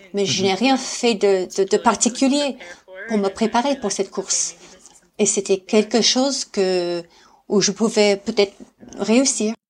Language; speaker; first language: French; non-native, fluent; English